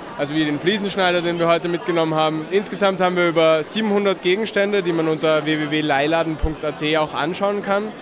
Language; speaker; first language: German; native; German